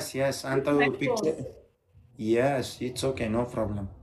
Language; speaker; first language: English; non-native, learner; Pashto